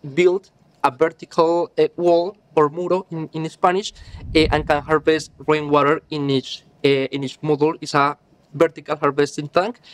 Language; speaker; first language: English; non-native, learner; Spanish